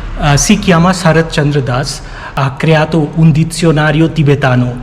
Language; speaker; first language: Italian; non-native, fluent; Bangla